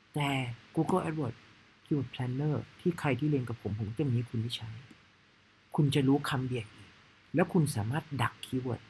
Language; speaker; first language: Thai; native; Thai